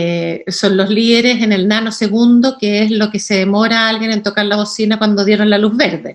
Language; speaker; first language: Spanish; native; Spanish